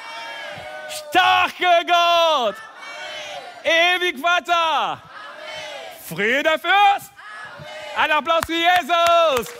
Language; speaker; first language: German; non-native, fluent; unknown